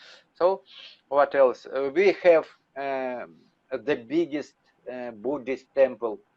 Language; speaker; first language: English; non-native, learner; Russian